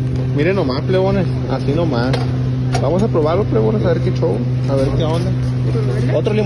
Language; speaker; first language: Spanish; native; Spanish